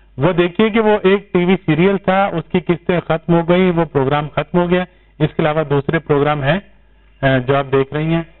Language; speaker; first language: Urdu; native; Urdu